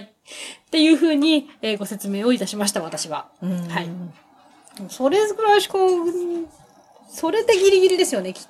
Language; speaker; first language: Japanese; native; Japanese